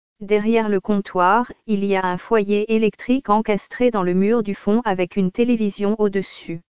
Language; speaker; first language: French; native; French